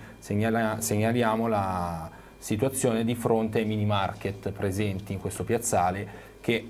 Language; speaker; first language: Italian; native; Italian